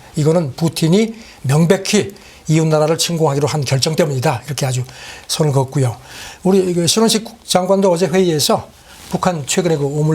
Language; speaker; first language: Korean; native; Korean